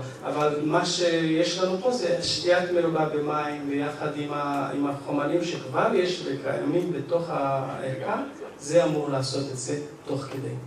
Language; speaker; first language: Hebrew; non-native, fluent; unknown